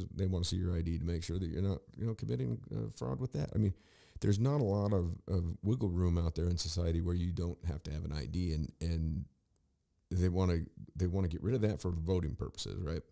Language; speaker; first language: English; native; English